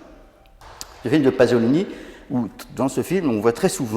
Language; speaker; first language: French; native; French